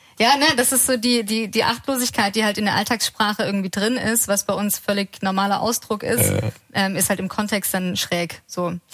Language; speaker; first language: German; native; German